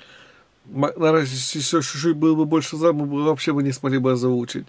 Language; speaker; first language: Russian; native; Russian